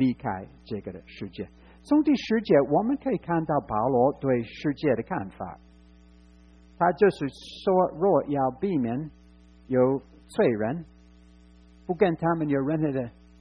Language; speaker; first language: Chinese; non-native, fluent; English